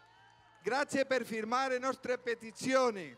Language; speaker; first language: Italian; non-native, fluent; Spanish